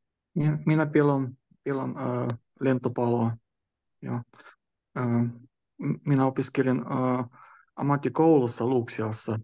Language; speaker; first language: Finnish; non-native, learner; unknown